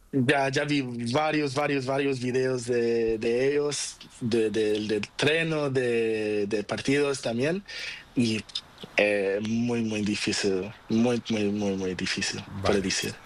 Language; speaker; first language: Spanish; non-native, learner; Portuguese